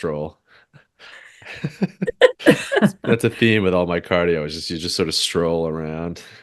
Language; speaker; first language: English; native; English